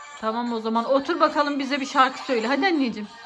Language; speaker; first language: Turkish; native; Turkish